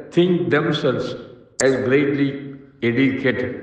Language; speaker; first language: English; non-native, local second language; Malayalam